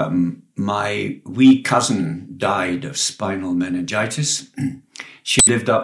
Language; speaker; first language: English; native; English